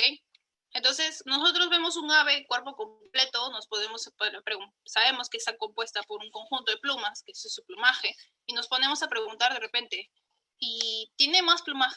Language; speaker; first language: Spanish; native; Spanish